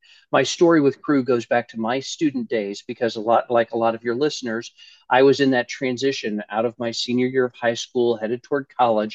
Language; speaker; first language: English; native; English